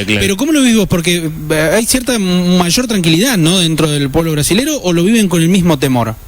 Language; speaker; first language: Spanish; native; Spanish